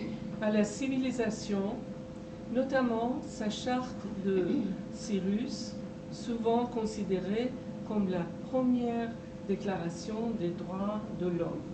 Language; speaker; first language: French; non-native, fluent; Persian